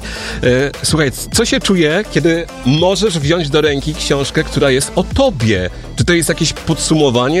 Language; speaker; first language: Polish; native; Polish